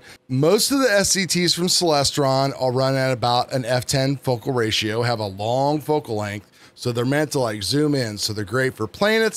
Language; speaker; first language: English; native; English